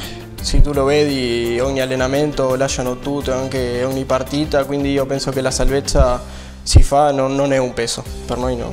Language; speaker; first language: Italian; non-native, learner; Spanish